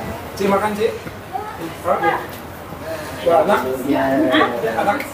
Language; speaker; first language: Indonesian; native; Indonesian